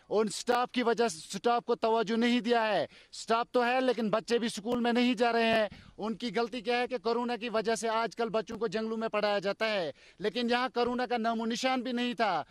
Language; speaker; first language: Hindi; non-native, local second language; Kashmiri